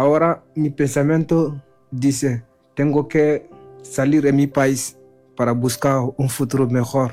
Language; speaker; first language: Spanish; non-native, learner; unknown